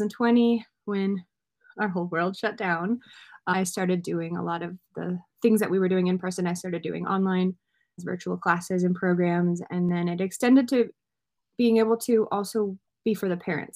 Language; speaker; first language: English; native; English